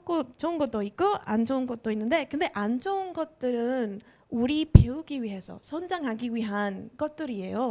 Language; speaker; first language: Korean; non-native, fluent; Spanish